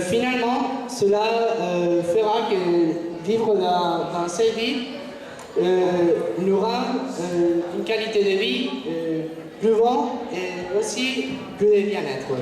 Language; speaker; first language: French; non-native, fluent; Spanish